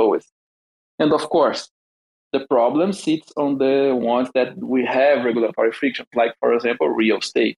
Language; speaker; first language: English; non-native, fluent; Portuguese